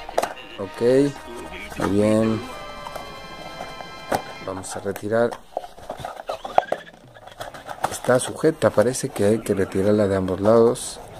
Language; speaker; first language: Spanish; native; Spanish